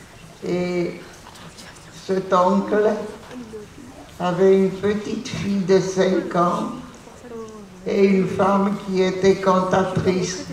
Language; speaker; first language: French; non-native, fluent; Polish